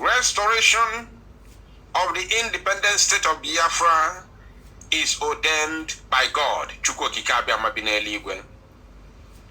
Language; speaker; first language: English; non-native, local second language; Igbo